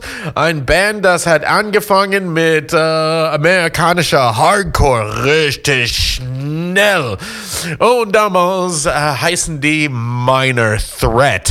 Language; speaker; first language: German; non-native, fluent; English